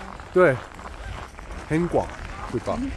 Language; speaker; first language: Chinese; non-native, learner; English